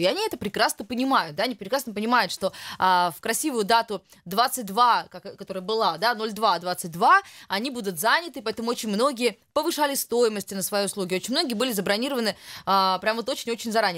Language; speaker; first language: Russian; native; Russian